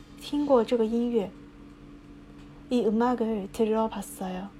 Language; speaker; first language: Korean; non-native, fluent; Chinese